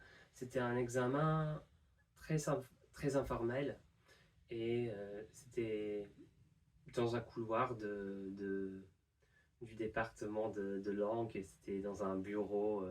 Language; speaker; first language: French; non-native, fluent; English